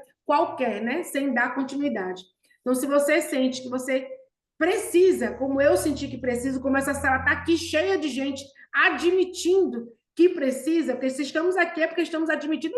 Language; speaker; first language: Portuguese; native; Portuguese